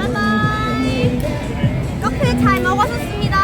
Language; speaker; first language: Korean; non-native, fluent; Vietnamese